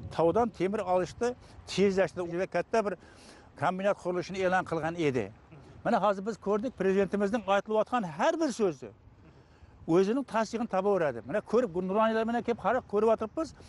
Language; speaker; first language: Uzbek; non-native, local second language; Kara-Kalpak